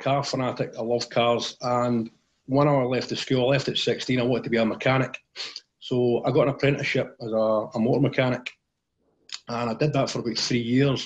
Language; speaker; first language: English; native; English